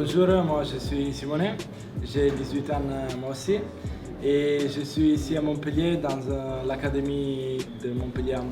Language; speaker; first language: French; non-native, learner; Italian